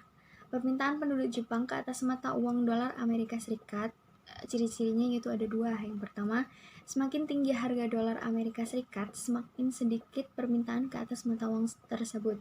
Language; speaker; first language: Indonesian; native; Indonesian